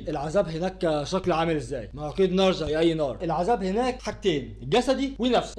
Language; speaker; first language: Arabic; native; Arabic